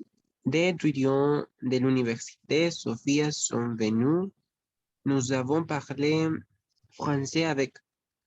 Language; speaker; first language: French; non-native, learner; Spanish